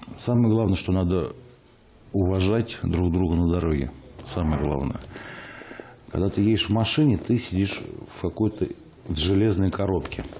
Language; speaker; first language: Russian; native; Russian